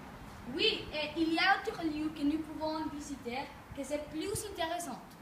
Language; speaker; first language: French; non-native, learner; Spanish